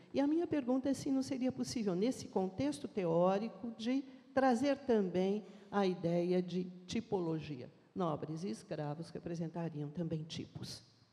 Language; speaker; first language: Portuguese; native; Portuguese